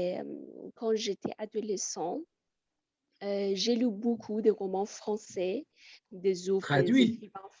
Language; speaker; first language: French; non-native, fluent; Persian